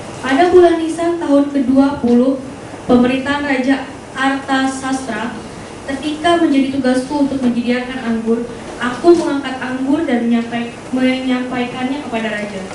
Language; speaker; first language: Indonesian; native; Indonesian